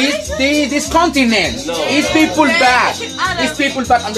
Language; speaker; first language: English; non-native, learner; Spanish